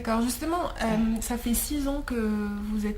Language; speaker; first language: French; native; French